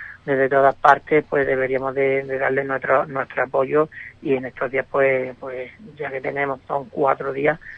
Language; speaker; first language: Spanish; native; Spanish